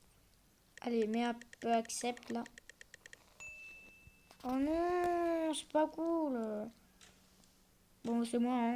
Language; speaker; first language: French; native; French